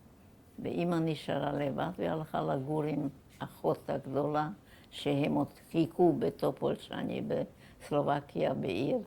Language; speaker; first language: Hebrew; non-native, fluent; German